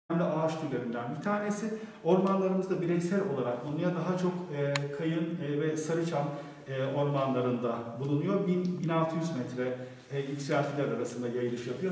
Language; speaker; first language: Turkish; native; Turkish